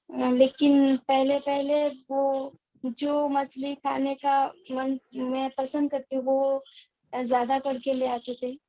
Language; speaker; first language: Hindi; non-native, local second language; Bangla